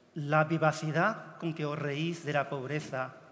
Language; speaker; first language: Spanish; non-native, fluent; Chinese